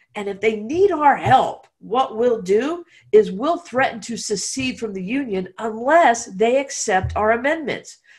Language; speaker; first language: English; native; English